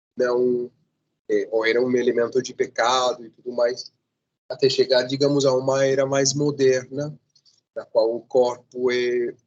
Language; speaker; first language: Portuguese; non-native, fluent; Spanish